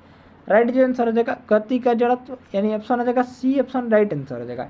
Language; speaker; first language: Hindi; native; Hindi